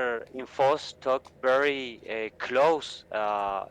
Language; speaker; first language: English; non-native, learner; Spanish